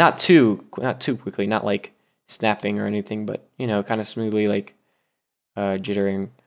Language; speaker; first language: English; native; English